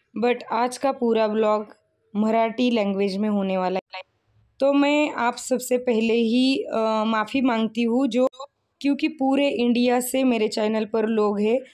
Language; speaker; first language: Hindi; non-native, local second language; Marathi